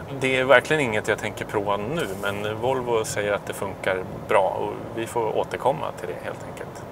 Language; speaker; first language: Swedish; native; Swedish